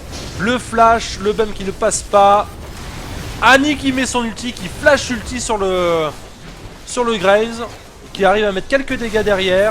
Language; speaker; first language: French; native; French